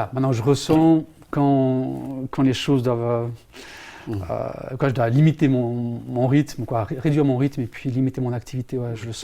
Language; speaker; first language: French; native; French